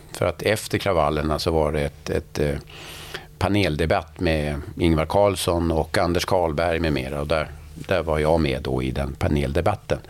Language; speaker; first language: Swedish; native; Swedish